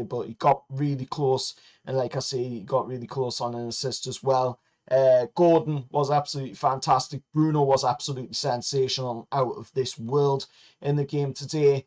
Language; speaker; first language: English; native; English